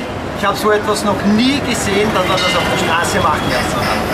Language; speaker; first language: German; native; German